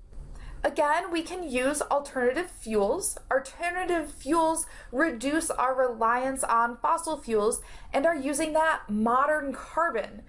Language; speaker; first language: English; native; English